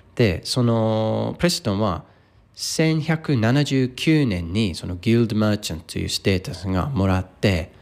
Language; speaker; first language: Japanese; non-native, fluent; English